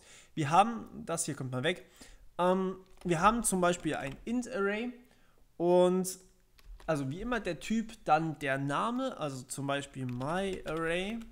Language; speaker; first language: German; native; German